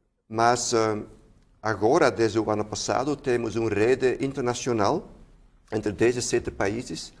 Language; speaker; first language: Portuguese; non-native, fluent; Dutch